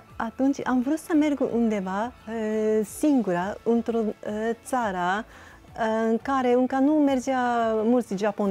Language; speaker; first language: Romanian; non-native, fluent; Japanese